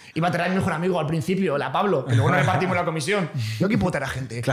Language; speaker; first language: Spanish; native; Spanish